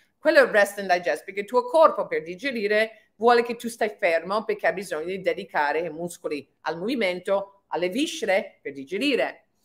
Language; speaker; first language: Italian; non-native, fluent; English